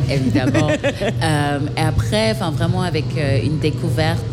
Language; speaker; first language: French; native; French